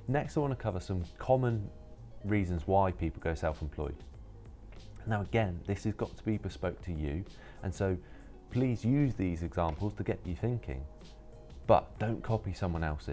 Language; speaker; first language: English; native; English